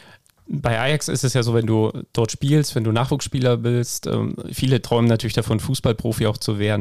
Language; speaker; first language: German; native; German